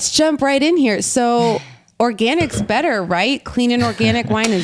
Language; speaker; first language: English; native; English